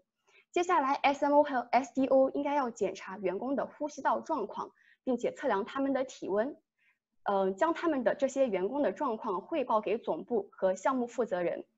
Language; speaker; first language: Chinese; native; Chinese